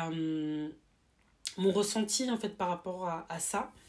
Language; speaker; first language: French; native; French